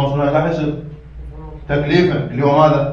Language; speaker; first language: Arabic; native; Arabic